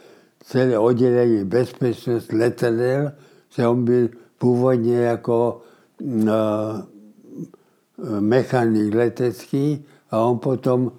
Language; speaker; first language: Czech; early bilingual, heritage; Czech